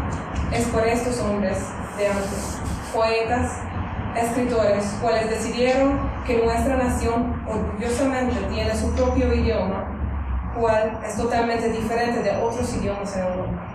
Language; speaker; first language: Spanish; non-native, fluent; Hungarian